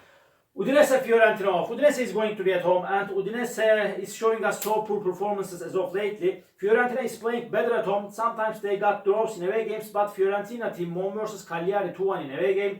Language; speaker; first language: English; non-native, learner; Turkish